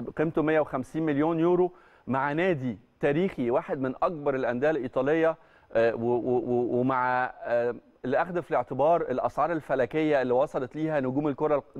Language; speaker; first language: Arabic; native; Arabic